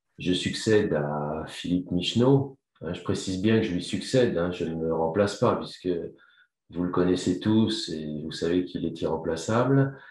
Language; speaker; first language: French; native; French